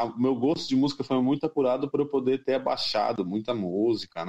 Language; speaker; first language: Portuguese; native; Portuguese